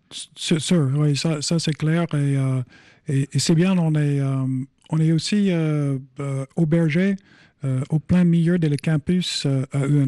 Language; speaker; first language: French; non-native, fluent; English